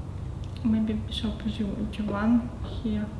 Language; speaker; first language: English; non-native, learner; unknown